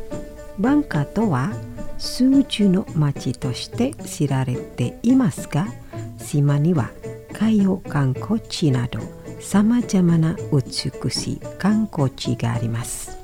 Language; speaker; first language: Japanese; non-native, fluent; Indonesian